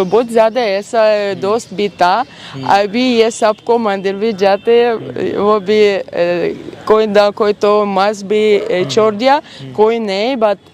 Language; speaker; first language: Hindi; non-native, learner; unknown